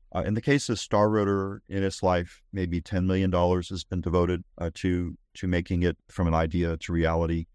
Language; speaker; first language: English; native; English